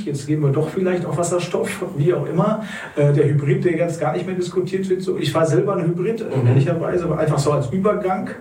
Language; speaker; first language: German; native; German